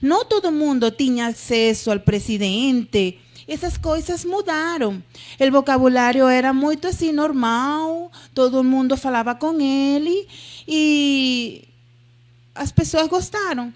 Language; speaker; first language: Portuguese; non-native, fluent; Spanish